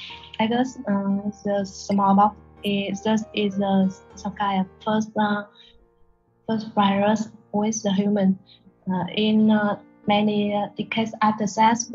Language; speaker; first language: English; non-native, learner; Vietnamese